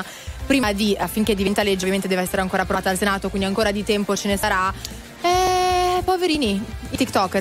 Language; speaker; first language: Italian; native; Italian